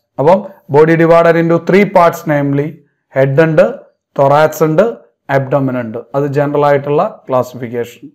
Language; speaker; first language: English; non-native, local second language; Malayalam